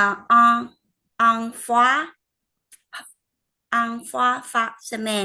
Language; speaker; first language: French; non-native, learner; Vietnamese